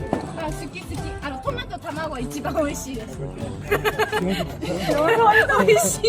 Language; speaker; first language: Japanese; non-native, learner; Chinese